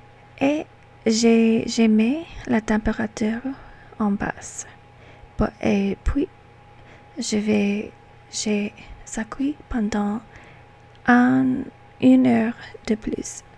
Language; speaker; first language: French; non-native, learner; English